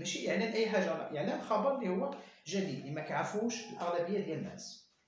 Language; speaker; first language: Arabic; native; Arabic